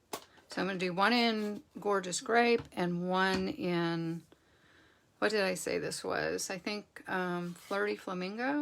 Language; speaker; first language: English; native; English